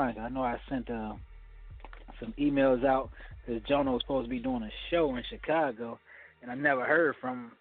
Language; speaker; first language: English; native; English